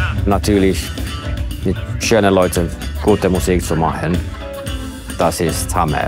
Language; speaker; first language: German; non-native, fluent; Finnish